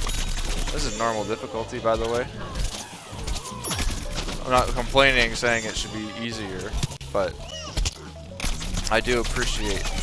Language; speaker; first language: English; native; English